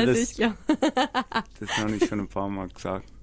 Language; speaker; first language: German; non-native, learner; English